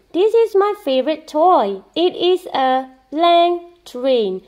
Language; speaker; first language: English; non-native, local second language; Malay